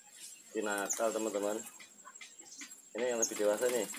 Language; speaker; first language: Malay; native; Malay